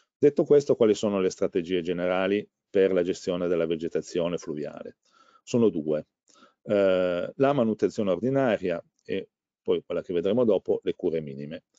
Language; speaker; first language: Italian; native; Italian